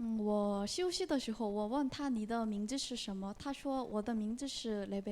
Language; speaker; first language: Chinese; non-native, fluent; Korean